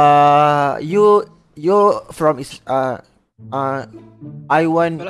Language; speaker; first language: English; non-native, learner; Malay